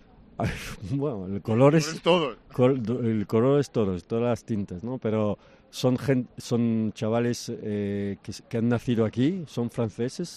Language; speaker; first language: Spanish; early bilingual, heritage; French